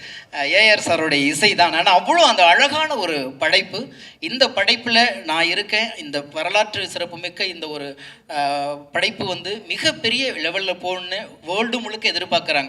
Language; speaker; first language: Tamil; native; Tamil